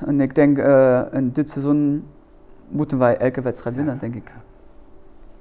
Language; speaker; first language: Dutch; non-native, learner; German